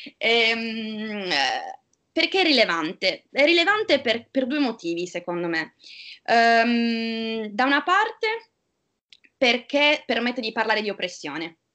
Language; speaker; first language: Italian; native; Italian